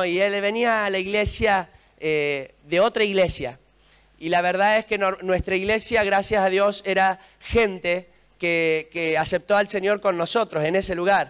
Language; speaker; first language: Spanish; native; Spanish